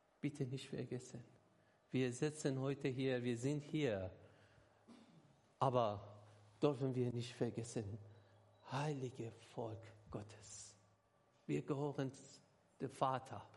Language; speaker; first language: German; non-native, learner; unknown